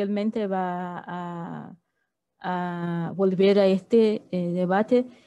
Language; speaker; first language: Spanish; non-native, fluent; Portuguese